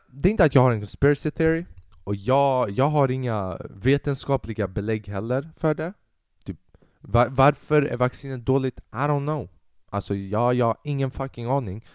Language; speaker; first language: Swedish; early bilingual, other home language; Albanian